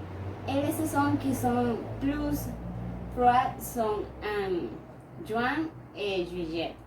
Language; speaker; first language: French; non-native, learner; Spanish